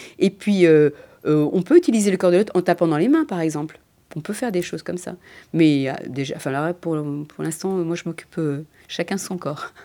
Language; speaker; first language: French; early bilingual, other home language; Spanish